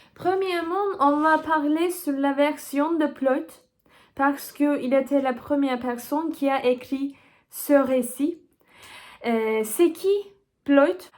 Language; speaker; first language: French; non-native, learner; Turkish